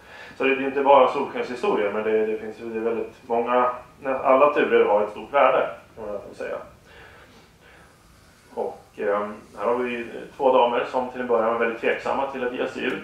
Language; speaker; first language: Swedish; native; Swedish